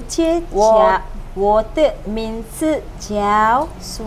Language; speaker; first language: Chinese; non-native, learner; Malay